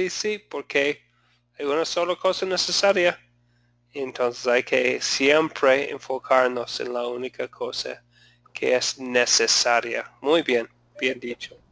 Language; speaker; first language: Spanish; non-native, fluent; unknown